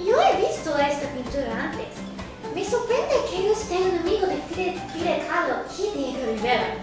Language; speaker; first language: Spanish; non-native, learner; English